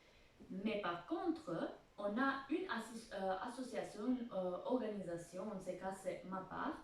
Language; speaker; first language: French; non-native, fluent; Albanian